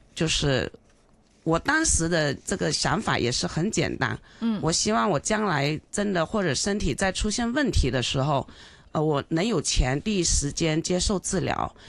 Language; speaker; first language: Chinese; non-native, local second language; Hakka Chinese